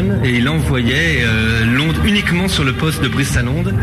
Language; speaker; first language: French; native; French